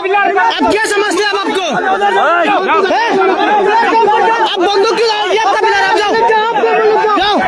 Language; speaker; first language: Hindi; non-native, learner; Bangla